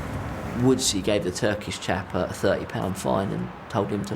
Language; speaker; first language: English; native; English